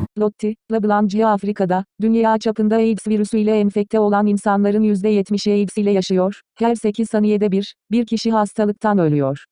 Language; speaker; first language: Turkish; early bilingual, heritage; Turkish